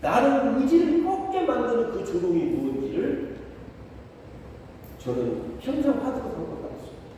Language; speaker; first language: Korean; native; Korean